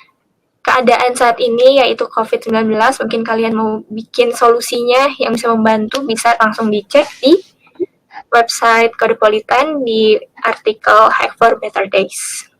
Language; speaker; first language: Indonesian; native; Indonesian